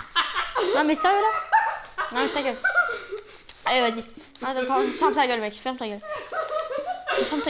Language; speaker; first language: French; native; French